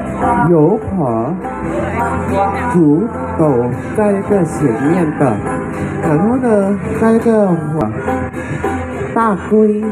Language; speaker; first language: Chinese; non-native, learner; Thai